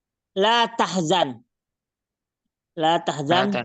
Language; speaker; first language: Arabic; non-native, learner; Indonesian